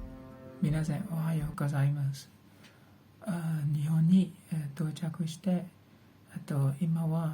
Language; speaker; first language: Japanese; non-native, learner; Burmese